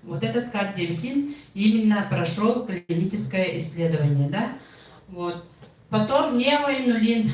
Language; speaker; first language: Russian; non-native, local second language; Yakut